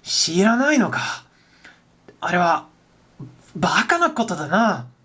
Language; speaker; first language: Japanese; non-native, learner; English